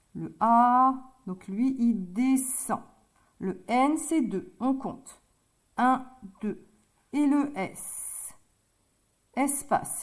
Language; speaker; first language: French; native; French